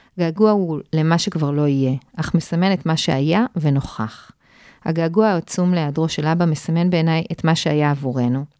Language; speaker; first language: Hebrew; native; Hebrew